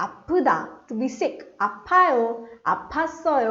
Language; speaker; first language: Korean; non-native, fluent; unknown